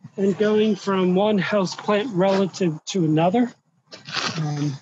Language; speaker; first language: English; native; English